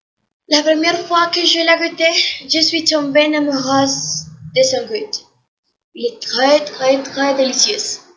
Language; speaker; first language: French; non-native, learner; Spanish